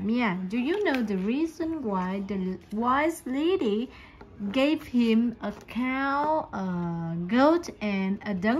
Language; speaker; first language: English; non-native, learner; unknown